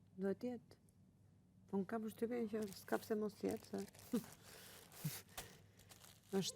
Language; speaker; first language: Albanian; native; Albanian